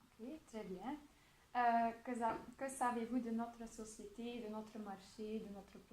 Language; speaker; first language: French; non-native, local second language; Dutch